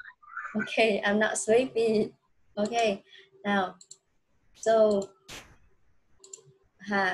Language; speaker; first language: English; non-native, fluent; Vietnamese